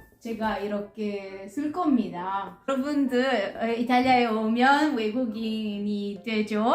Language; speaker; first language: Korean; non-native, learner; Italian